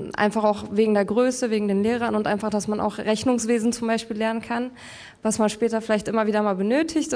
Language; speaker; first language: German; native; German